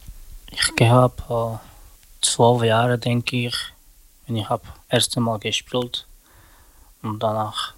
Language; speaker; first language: German; non-native, learner; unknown